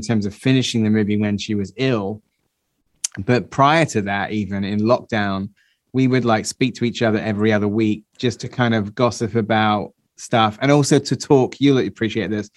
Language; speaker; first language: English; native; English